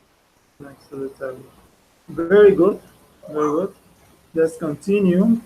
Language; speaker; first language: English; non-native, fluent; Spanish